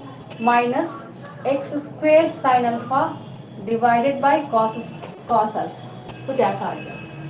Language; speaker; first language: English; non-native, local second language; Hindi